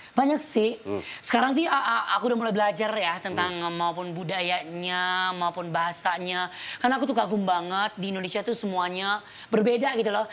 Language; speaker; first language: Indonesian; non-native, fluent; Thai